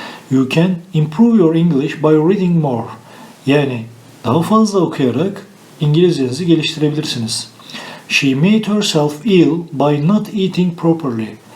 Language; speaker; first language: English; non-native, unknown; Turkish